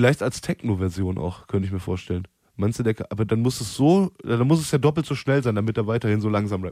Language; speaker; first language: German; native; German